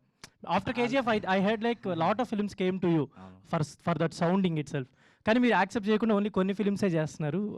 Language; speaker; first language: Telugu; native; Telugu